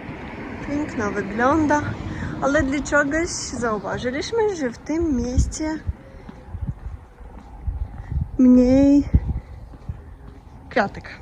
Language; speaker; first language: Polish; non-native, learner; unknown